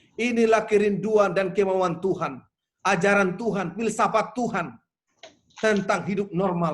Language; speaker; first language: Indonesian; native; Indonesian